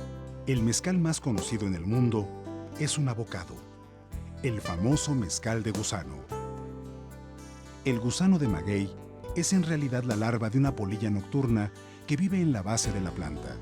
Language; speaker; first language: Spanish; native; Spanish